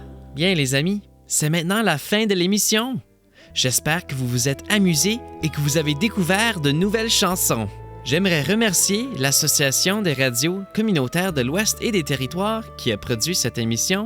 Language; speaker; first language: French; native; French